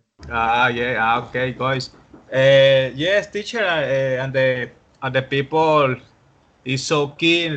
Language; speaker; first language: English; non-native, learner; Spanish